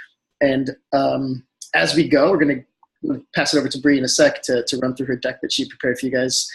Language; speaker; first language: English; native; English